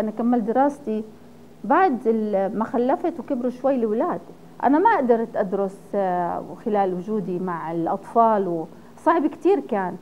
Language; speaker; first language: Arabic; native; Arabic